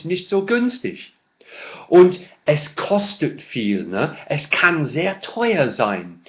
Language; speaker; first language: German; non-native, fluent; English